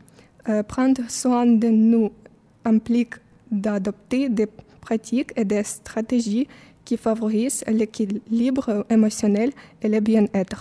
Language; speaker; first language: French; non-native, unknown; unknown